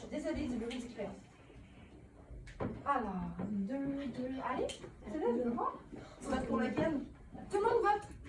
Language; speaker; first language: French; native; French